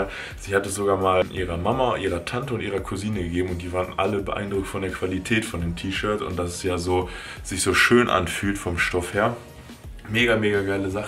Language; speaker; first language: German; native; German